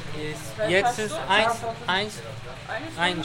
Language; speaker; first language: German; non-native, learner; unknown